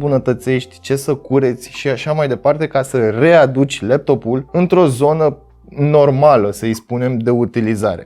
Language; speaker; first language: Romanian; native; Romanian